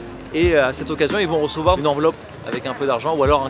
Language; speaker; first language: French; native; French